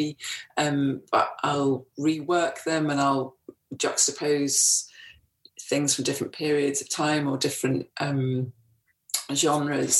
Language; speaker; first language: English; native; English